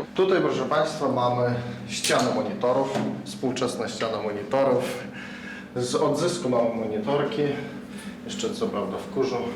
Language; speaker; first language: Polish; non-native, fluent; Belarusian